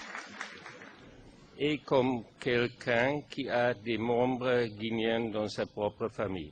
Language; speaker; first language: French; non-native, fluent; German